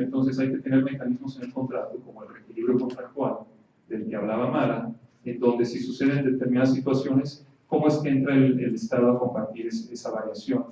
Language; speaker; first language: Spanish; native; Spanish